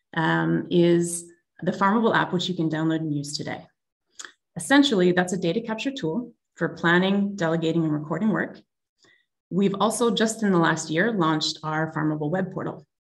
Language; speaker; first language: English; native; English